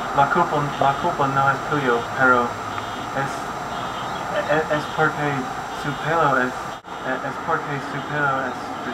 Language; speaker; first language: Spanish; non-native, learner; English